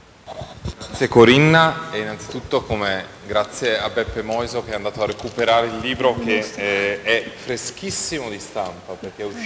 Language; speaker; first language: Italian; native; Italian